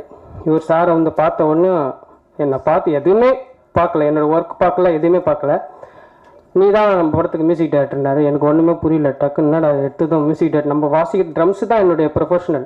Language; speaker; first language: Tamil; native; Tamil